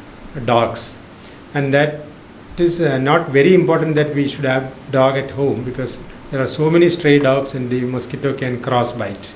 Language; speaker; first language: English; non-native, local second language; Malayalam